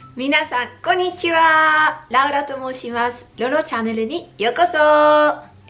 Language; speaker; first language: Japanese; non-native, fluent; Dutch